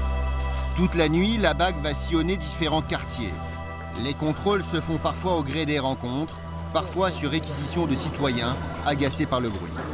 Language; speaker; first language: French; native; French